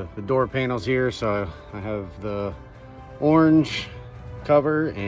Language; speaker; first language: English; native; English